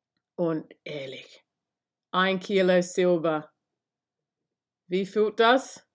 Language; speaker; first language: German; non-native, learner; English